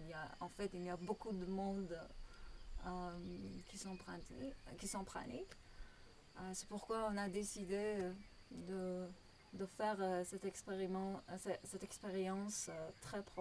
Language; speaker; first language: French; non-native, learner; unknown